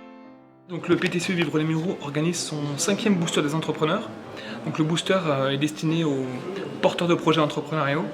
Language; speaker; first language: French; native; French